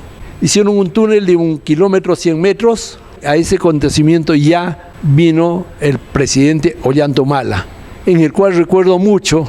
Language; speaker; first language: Spanish; native; Spanish